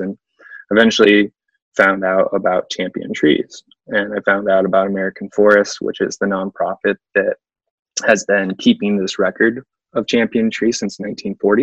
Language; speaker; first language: English; native; English